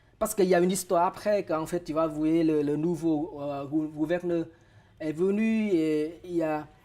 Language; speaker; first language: French; non-native, fluent; Vietnamese